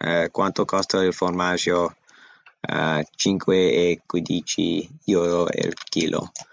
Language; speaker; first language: Italian; non-native, learner; English